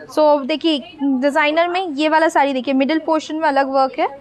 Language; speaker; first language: Hindi; non-native, local second language; Bangla